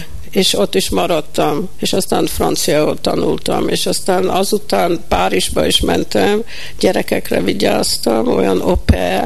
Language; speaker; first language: Hungarian; early bilingual, heritage; Hungarian